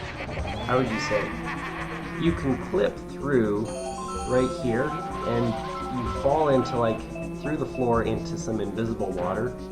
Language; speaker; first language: English; native; English